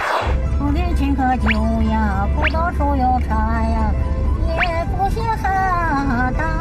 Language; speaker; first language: Chinese; native; Chinese